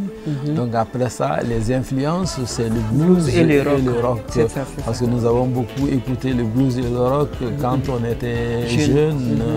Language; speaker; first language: French; non-native, local second language; Bambara